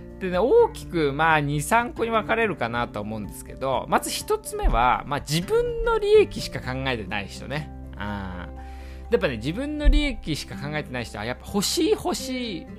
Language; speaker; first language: Japanese; native; Japanese